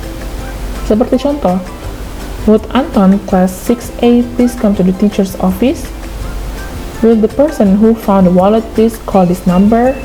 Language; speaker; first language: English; non-native, fluent; Indonesian